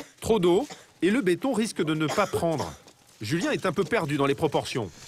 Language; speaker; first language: French; native; French